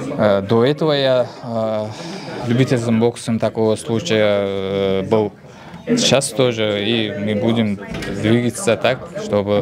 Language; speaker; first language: Russian; non-native, fluent; Uzbek